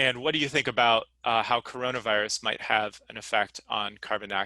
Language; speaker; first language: English; native; English